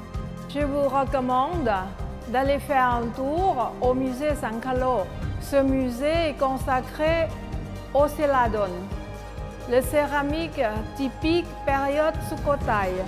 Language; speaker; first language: French; non-native, fluent; Thai